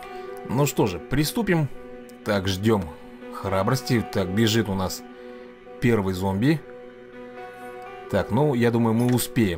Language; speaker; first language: Russian; native; Russian